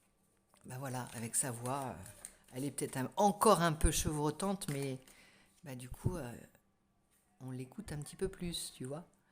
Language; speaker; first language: French; native; French